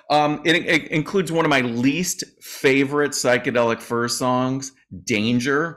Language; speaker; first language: English; native; English